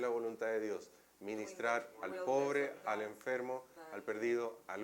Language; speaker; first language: Spanish; native; Spanish